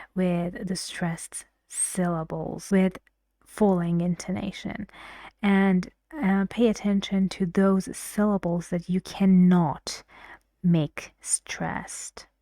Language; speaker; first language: English; non-native, fluent; Persian